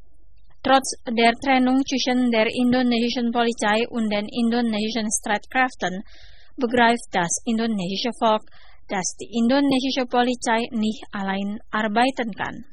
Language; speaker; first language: German; non-native, fluent; Indonesian